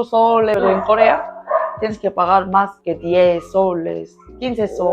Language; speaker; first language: Spanish; non-native, learner; Korean